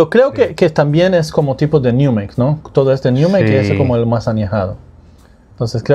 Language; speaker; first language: Spanish; non-native, fluent; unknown